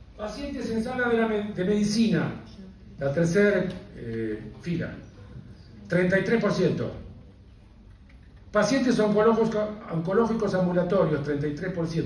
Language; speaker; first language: Spanish; native; Spanish